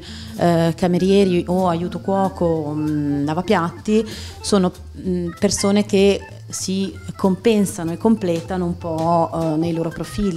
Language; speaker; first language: Italian; native; Italian